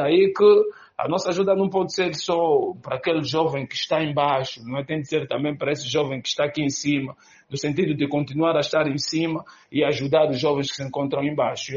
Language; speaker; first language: Portuguese; native; Portuguese